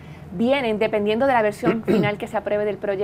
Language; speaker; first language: Spanish; native; Spanish